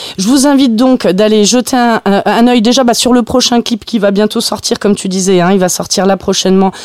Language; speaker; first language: French; native; French